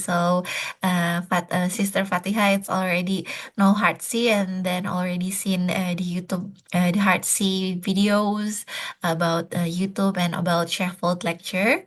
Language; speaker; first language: English; non-native, fluent; Indonesian